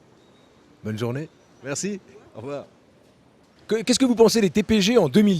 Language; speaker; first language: French; native; French